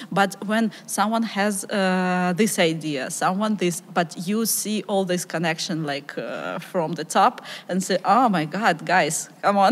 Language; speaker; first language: English; non-native, learner; Ukrainian